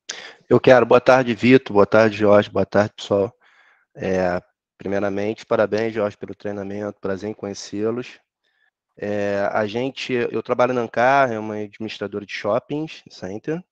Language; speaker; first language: Portuguese; native; Portuguese